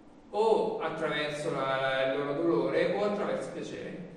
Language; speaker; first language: Italian; native; Italian